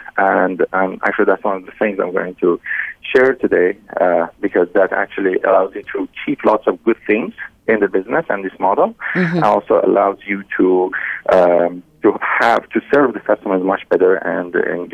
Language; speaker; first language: English; non-native, fluent; Persian